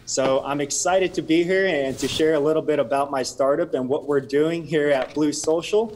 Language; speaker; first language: English; native; English